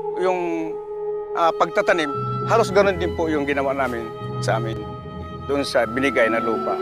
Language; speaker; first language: Filipino; non-native, local second language; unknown